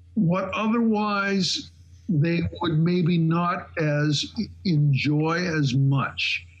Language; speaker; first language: English; native; English